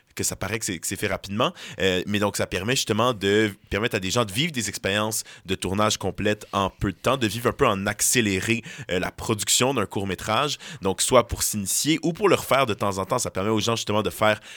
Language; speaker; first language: French; native; French